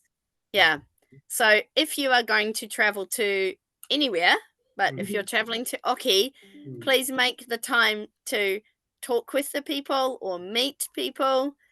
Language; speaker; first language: English; non-native, fluent; Japanese